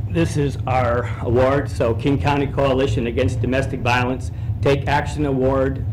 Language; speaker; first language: English; native; English